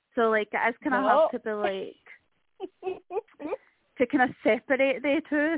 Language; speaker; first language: English; native; English